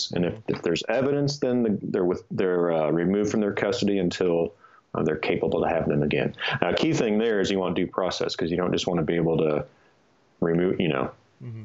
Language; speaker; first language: English; native; English